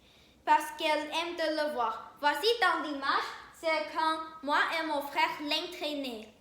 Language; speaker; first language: French; non-native, learner; Chinese